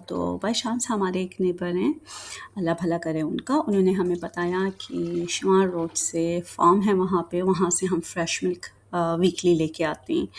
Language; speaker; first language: Urdu; native; Urdu